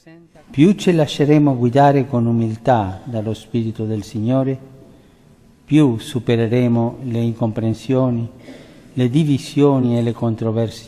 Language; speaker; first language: Italian; non-native, fluent; Spanish